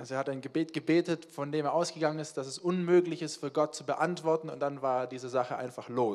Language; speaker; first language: German; native; German